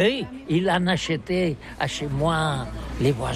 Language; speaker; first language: French; non-native, learner; Catalan